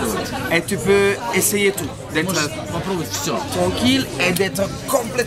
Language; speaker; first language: French; non-native, fluent; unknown